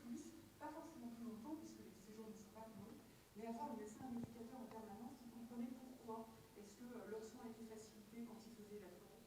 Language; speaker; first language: French; native; French